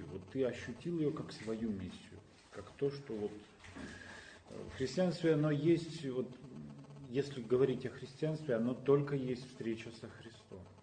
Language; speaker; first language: Russian; native; Russian